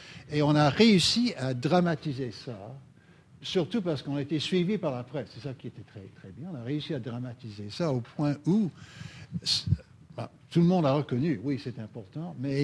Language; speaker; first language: French; native; French